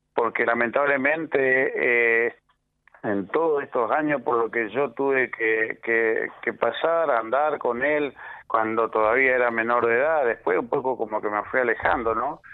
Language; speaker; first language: Spanish; native; Spanish